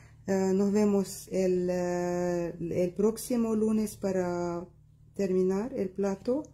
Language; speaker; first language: Spanish; non-native, fluent; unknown